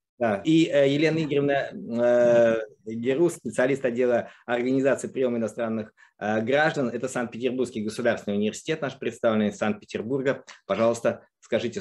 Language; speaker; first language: Russian; native; Russian